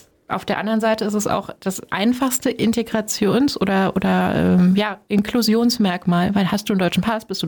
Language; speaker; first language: German; native; German